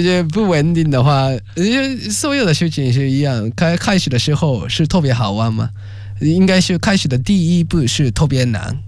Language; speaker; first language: Chinese; non-native, fluent; Japanese